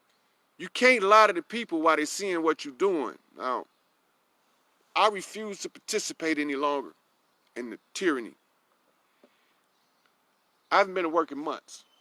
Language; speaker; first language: English; native; English